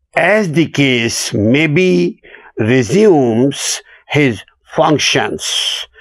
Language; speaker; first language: English; non-native, local second language; Urdu